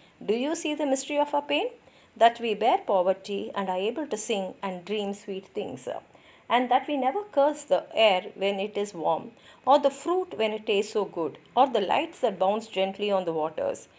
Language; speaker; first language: English; non-native, local second language; Tamil